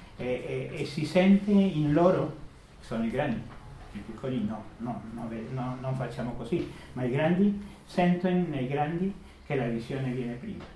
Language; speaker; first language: Italian; non-native, fluent; Spanish